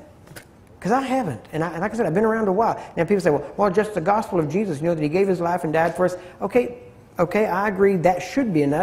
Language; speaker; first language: English; native; English